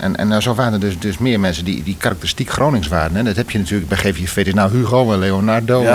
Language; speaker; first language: Dutch; native; Dutch